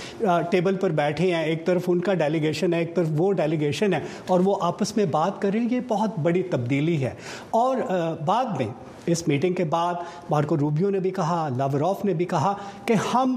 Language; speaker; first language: Urdu; native; Urdu